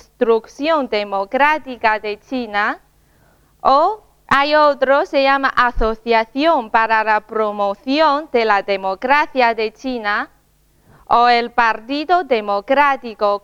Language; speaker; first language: Spanish; non-native, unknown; Chinese